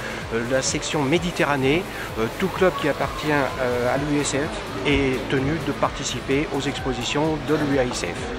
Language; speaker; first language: French; native; French